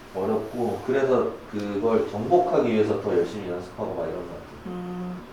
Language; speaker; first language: Korean; native; Korean